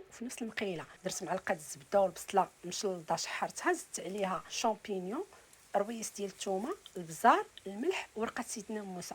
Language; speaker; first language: Arabic; native; Arabic